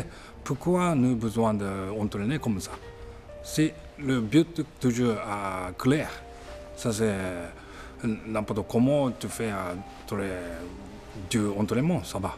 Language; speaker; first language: French; non-native, learner; Japanese